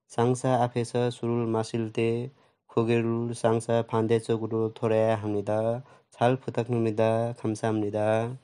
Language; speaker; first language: Korean; non-native, learner; Nepali